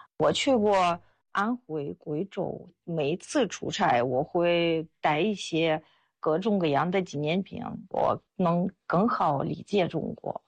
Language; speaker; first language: Chinese; non-native, fluent; Russian